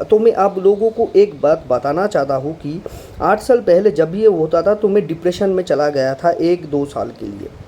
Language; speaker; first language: Hindi; non-native, local second language; Bangla